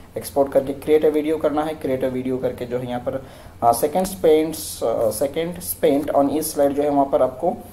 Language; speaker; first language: Hindi; non-native, local second language; Marathi